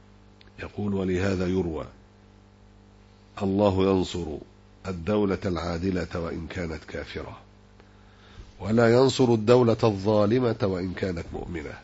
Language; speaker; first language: Arabic; native; Arabic